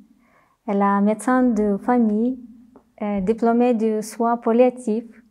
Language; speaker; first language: French; non-native, fluent; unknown